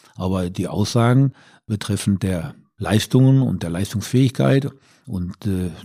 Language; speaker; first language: German; native; German